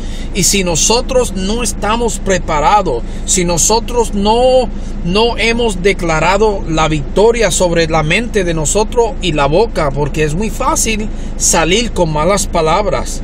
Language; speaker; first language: Spanish; early bilingual, heritage; Spanish